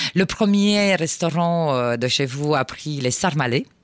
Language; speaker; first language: French; non-native, fluent; Romanian